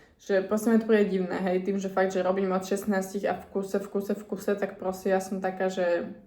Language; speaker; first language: Slovak; native; Slovak